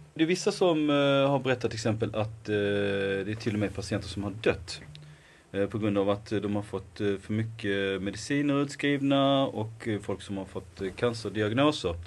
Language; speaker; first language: Swedish; native; Swedish